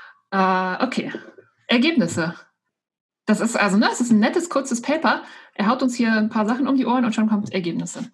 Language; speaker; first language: German; native; German